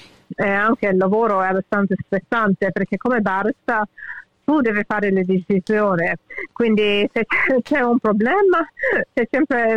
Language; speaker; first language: Italian; early bilingual, heritage; English